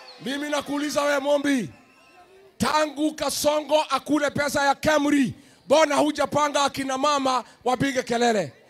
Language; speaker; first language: Swahili; non-native, local second language; Kikuyu